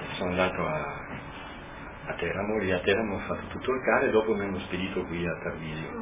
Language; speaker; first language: Italian; non-native, local second language; Friulian